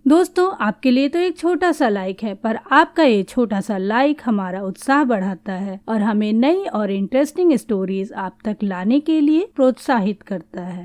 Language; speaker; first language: Hindi; native; Hindi